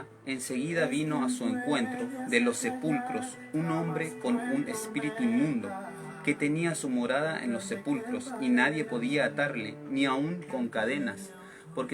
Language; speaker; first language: Spanish; native; Spanish